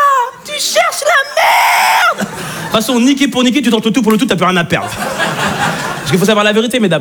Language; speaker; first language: French; native; French